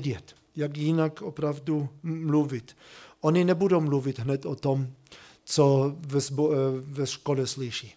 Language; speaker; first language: Czech; non-native, fluent; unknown